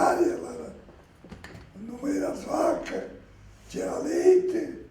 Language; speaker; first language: Portuguese; early bilingual, other home language; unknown